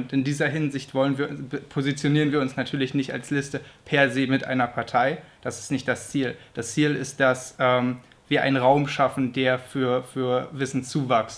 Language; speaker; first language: German; native; German